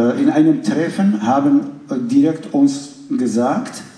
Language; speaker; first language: German; non-native, fluent; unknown